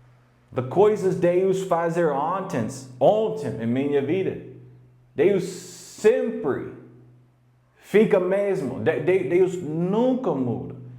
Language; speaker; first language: Portuguese; non-native, learner; English